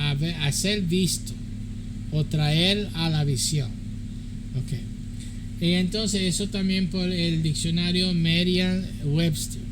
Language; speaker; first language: Spanish; early bilingual, heritage; English